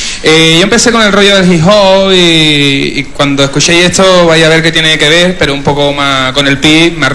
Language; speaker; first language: Spanish; native; Spanish